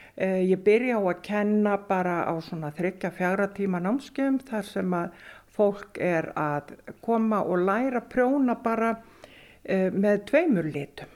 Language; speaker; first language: Icelandic; native; Icelandic